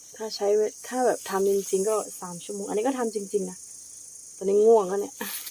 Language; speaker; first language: Thai; non-native, local second language; Karen languages